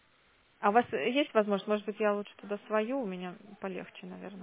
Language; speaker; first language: Russian; native; Russian